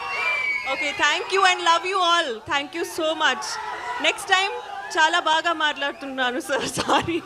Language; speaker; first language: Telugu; non-native, learner; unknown